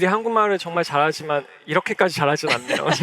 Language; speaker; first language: Korean; native; Korean